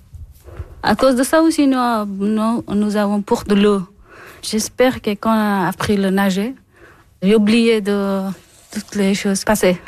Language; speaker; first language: French; non-native, learner; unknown